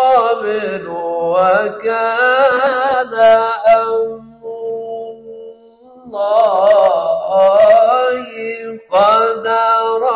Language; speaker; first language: Arabic; native; Arabic